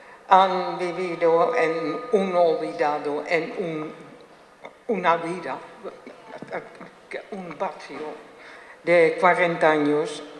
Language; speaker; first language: Spanish; non-native, fluent; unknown